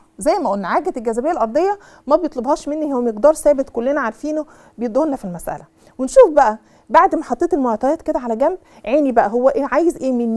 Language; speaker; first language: Arabic; native; Arabic